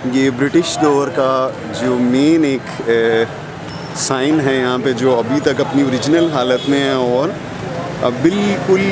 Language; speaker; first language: Urdu; non-native, local second language; Punjabi